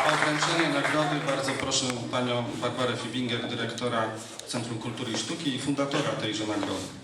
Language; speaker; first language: Polish; native; Polish